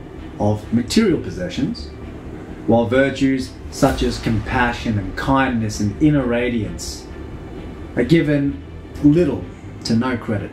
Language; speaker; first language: English; native; English